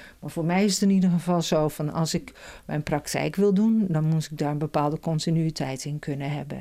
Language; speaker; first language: Dutch; native; Dutch